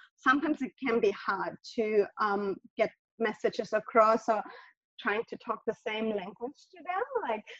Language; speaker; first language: English; non-native, fluent; German